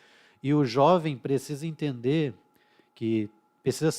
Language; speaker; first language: Portuguese; native; Portuguese